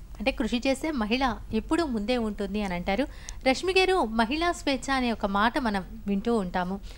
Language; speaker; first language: Telugu; native; Telugu